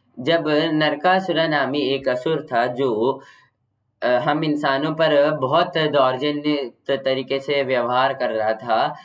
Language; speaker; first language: Hindi; non-native, local second language; Kannada